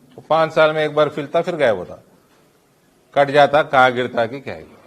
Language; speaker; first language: Hindi; non-native, local second language; Telugu